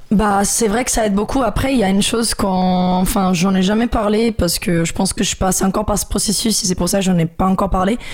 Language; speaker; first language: French; non-native, fluent; Portuguese